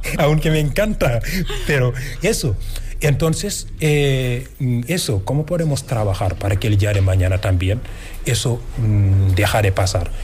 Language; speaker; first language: Spanish; non-native, fluent; Wolof